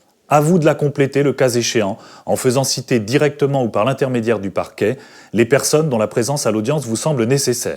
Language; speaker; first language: French; native; French